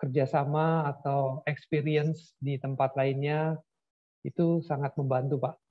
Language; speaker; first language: Indonesian; native; Indonesian